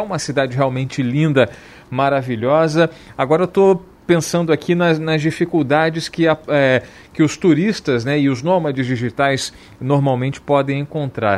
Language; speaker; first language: Portuguese; native; Portuguese